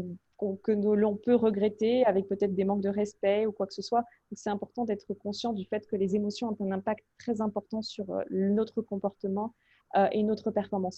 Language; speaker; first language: French; native; French